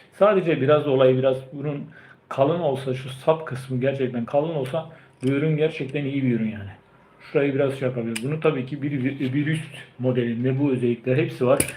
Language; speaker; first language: Turkish; early bilingual, heritage; Turkish